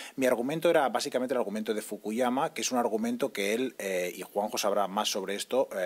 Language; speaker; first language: Spanish; non-native, local second language; Catalan